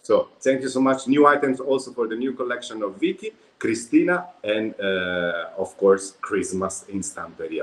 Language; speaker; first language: English; non-native, fluent; Italian